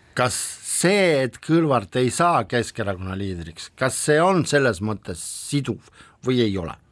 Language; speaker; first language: Estonian; non-native, local second language; Russian